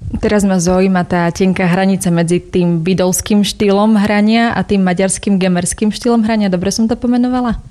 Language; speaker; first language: Slovak; native; Slovak